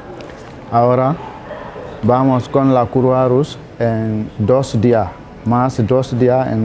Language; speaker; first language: Spanish; non-native, learner; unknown